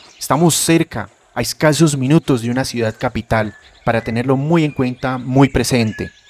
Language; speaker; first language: Spanish; native; Spanish